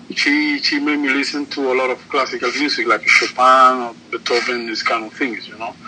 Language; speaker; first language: English; non-native, learner; Spanish